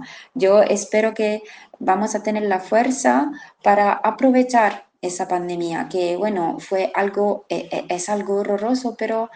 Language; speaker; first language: Spanish; non-native, fluent; Italian